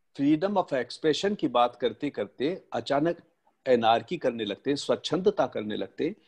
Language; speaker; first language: Hindi; native; Hindi